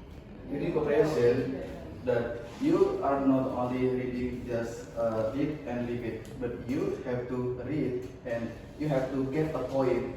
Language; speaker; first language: English; non-native, learner; Indonesian